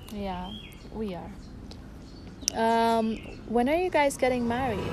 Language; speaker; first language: English; non-native, local second language; Tamil